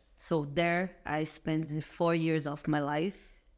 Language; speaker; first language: English; non-native, learner; Portuguese